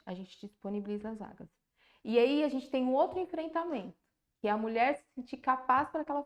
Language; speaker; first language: Portuguese; native; Portuguese